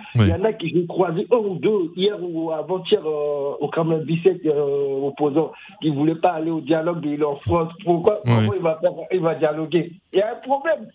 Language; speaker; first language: French; non-native, local second language; Sango